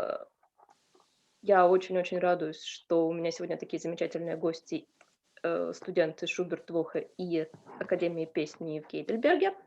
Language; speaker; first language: Russian; native; Russian